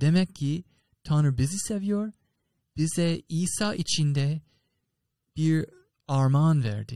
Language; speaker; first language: Turkish; non-native, fluent; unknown